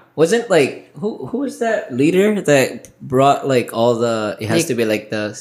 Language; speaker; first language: English; non-native, local second language; Filipino